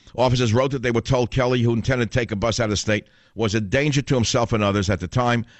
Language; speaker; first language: English; native; English